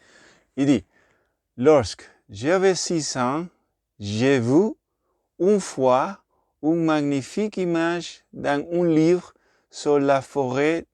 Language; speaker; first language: French; non-native, learner; Spanish